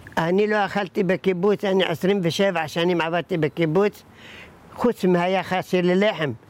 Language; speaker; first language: Hebrew; early bilingual, other home language; Arabic